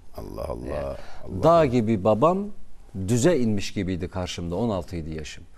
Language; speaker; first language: Turkish; non-native, local second language; Kurdish